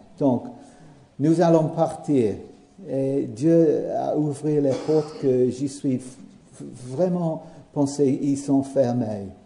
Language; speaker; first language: French; non-native, learner; English